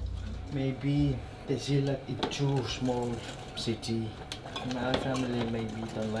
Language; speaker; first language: English; non-native, learner; Kalaallisut